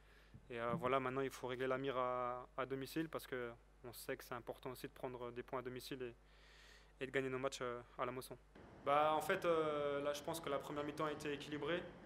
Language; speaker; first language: French; native; French